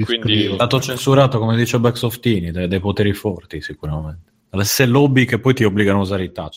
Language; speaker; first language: Italian; native; Italian